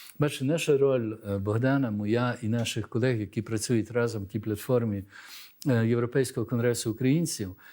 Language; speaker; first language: Ukrainian; early bilingual, heritage; Ukrainian